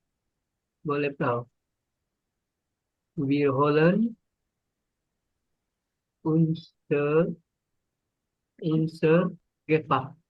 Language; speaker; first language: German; non-native, learner; Indonesian